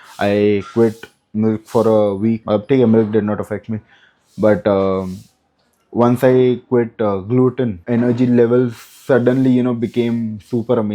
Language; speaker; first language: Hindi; non-native, local second language; Bangla